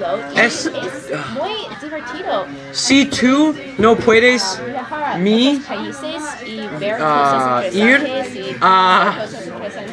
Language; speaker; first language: Spanish; non-native, learner; English